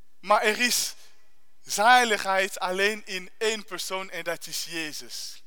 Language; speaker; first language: Dutch; non-native, fluent; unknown